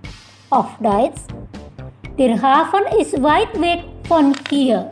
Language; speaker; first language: German; non-native, learner; Indonesian